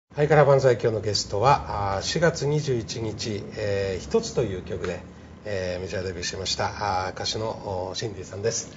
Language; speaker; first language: Japanese; native; Japanese